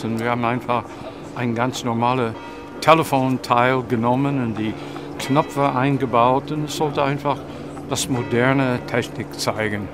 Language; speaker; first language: German; non-native, fluent; English